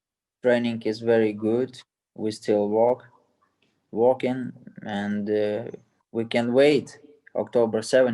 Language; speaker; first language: English; non-native, learner; Russian